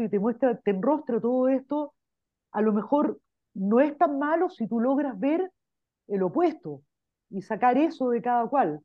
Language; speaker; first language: Spanish; native; Spanish